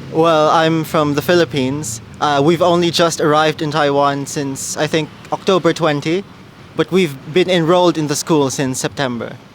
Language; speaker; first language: English; non-native, local second language; Filipino